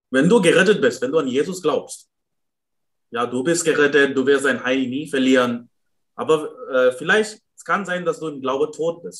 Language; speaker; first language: German; non-native, fluent; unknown